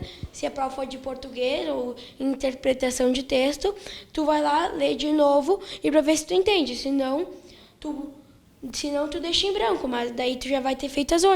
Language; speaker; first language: Portuguese; native; Portuguese